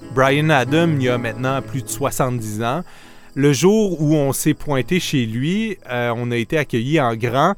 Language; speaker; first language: French; native; French